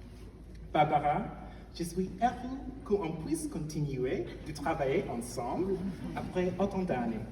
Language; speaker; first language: French; non-native, fluent; English